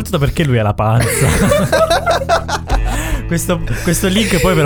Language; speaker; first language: Italian; native; Italian